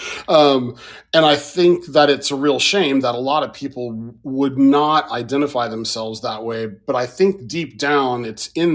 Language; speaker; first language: English; native; English